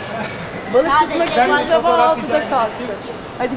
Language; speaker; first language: Turkish; native; Turkish